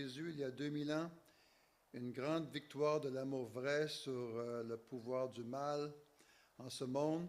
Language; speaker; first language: French; native; French